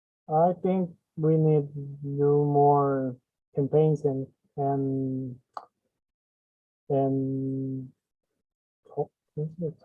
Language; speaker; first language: English; non-native, learner; Spanish